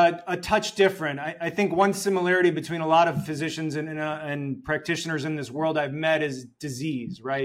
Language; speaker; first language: English; native; English